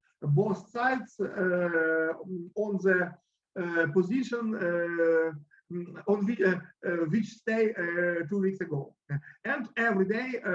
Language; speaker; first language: English; non-native, learner; Russian